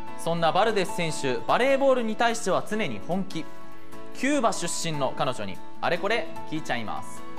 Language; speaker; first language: Japanese; native; Japanese